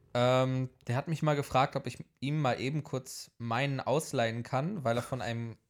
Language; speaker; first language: German; early bilingual, heritage; Polish